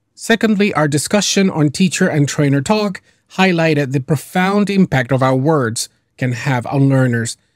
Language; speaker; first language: English; early bilingual, other home language; Spanish